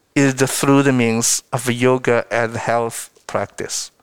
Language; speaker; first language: English; non-native, fluent; Chinese